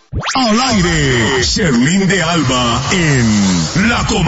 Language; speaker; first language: Spanish; native; Spanish